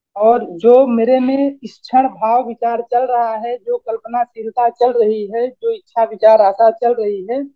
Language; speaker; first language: Hindi; native; Hindi